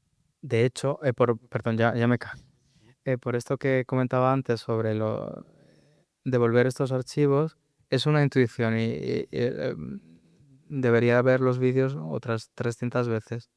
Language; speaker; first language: Spanish; native; Spanish